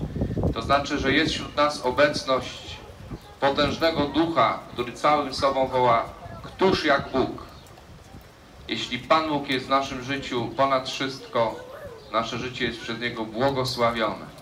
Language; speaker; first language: Polish; native; Polish